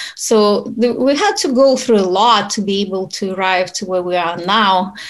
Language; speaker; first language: English; non-native, fluent; Ukrainian